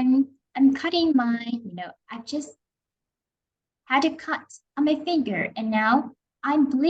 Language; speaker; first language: English; non-native, fluent; Vietnamese